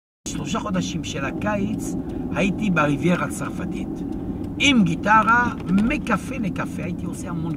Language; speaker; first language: Hebrew; non-native, fluent; French